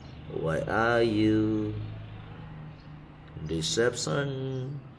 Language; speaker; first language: English; non-native, learner; Vietnamese